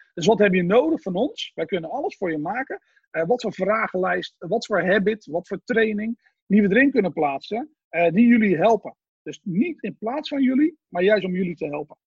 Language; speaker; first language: Dutch; native; Dutch